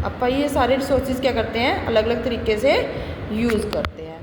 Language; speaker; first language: Hindi; native; Hindi